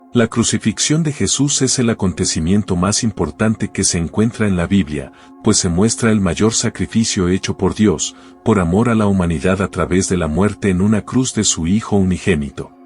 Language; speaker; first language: Spanish; native; Spanish